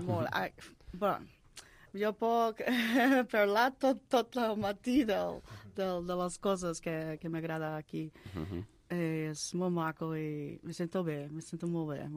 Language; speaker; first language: Catalan; non-native, learner; English